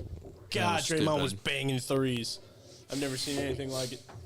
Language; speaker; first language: English; native; English